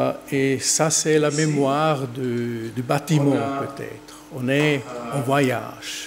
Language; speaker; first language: French; non-native, learner; German